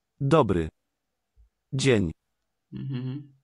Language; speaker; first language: Polish; non-native, learner; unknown